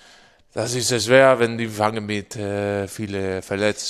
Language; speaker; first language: German; non-native, fluent; Spanish